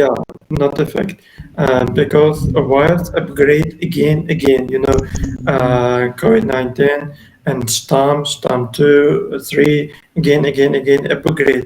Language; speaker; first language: English; non-native, learner; Uzbek